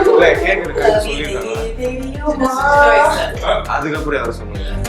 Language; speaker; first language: Tamil; native; Tamil